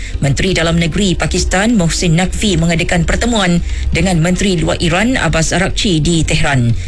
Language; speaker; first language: Malay; native; Malay